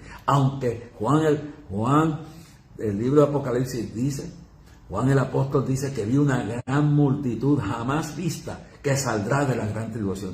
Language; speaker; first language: Spanish; native; Spanish